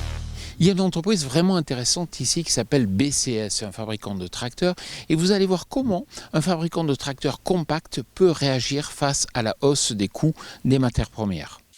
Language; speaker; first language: French; native; French